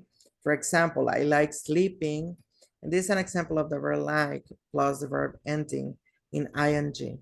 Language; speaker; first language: English; non-native, fluent; Spanish